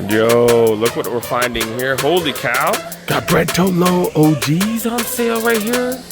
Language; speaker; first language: English; native; English